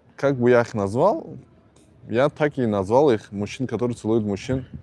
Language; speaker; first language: Russian; non-native, local second language; Tajik